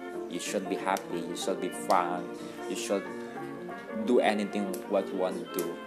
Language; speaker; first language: English; early bilingual, other home language; Javanese